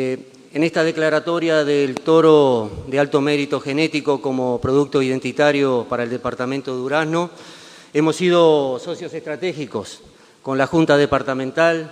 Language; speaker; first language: Spanish; native; Spanish